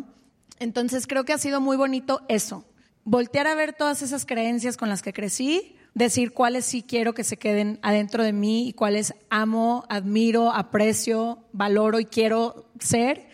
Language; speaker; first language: Spanish; native; Spanish